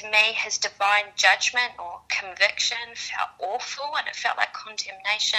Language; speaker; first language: English; native; English